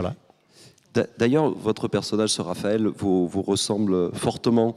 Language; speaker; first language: French; native; French